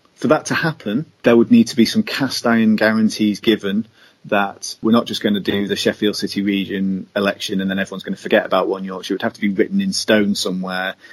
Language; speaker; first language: English; native; English